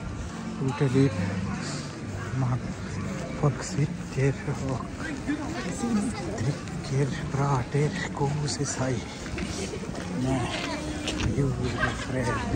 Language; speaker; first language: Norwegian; non-native, fluent; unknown